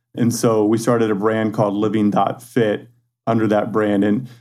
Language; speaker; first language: English; native; English